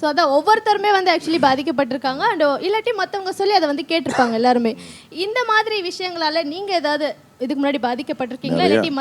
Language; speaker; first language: Tamil; native; Tamil